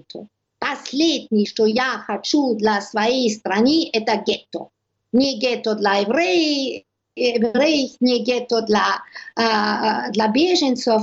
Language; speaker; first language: Russian; non-native, learner; German